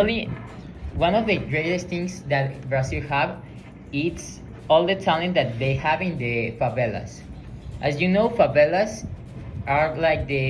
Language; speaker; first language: English; non-native, learner; Spanish